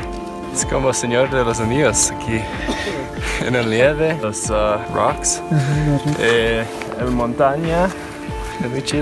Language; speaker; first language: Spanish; non-native, learner; English